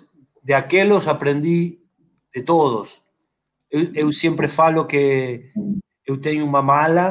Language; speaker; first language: Portuguese; non-native, fluent; Spanish